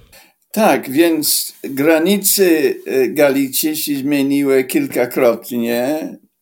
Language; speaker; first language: Polish; non-native, fluent; English